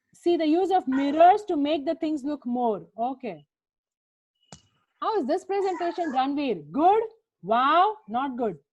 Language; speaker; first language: English; non-native, local second language; Hindi